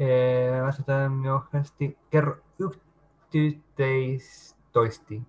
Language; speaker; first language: Finnish; non-native, learner; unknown